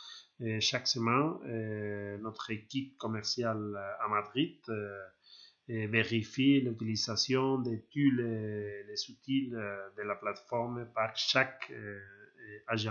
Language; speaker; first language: French; non-native, learner; Spanish